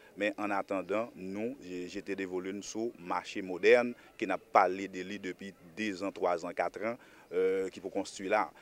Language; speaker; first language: Haitian Creole; native; Haitian Creole